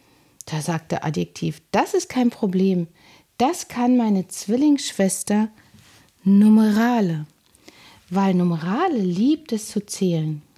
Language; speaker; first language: German; native; German